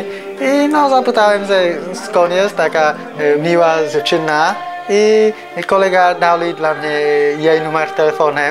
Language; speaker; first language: Polish; non-native, learner; Vietnamese